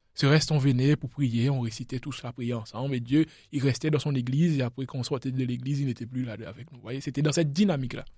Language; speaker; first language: French; non-native, local second language; Seselwa Creole French